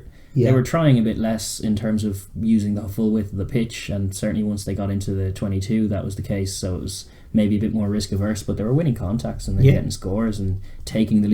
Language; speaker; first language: English; native; English